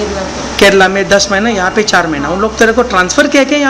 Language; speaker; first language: Hindi; non-native, local second language; Konkani